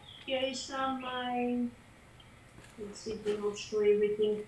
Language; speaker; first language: English; non-native, fluent; Macedonian